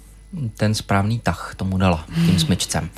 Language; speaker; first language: Czech; native; Czech